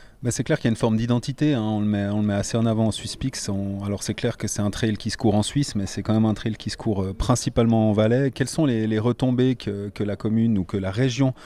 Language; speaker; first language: French; native; French